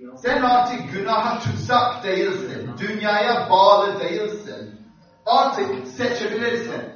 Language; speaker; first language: Turkish; non-native, fluent; English